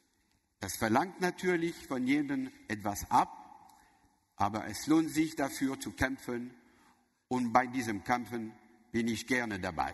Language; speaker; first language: German; non-native, learner; French